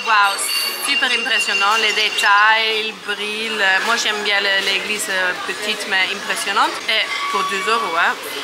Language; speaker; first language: French; non-native, learner; Italian